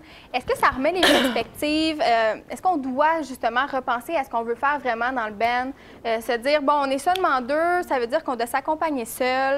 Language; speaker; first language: French; native; French